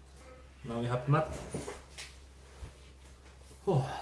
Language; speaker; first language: English; non-native, learner; Polish